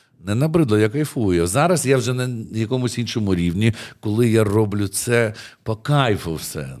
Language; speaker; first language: Ukrainian; native; Ukrainian